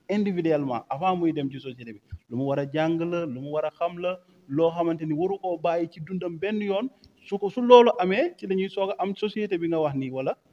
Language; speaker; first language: Wolof; native; Wolof